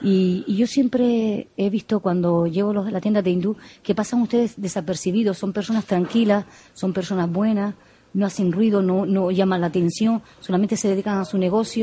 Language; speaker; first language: Spanish; native; Spanish